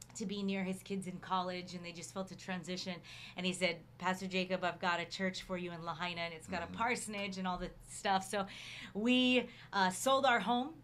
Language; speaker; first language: English; native; English